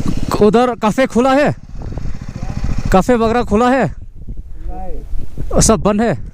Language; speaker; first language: Hindi; non-native, local second language; Mizo